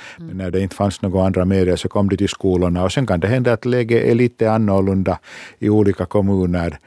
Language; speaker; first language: Swedish; non-native, local second language; Finnish